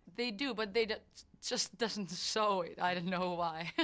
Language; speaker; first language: English; non-native, fluent; Finnish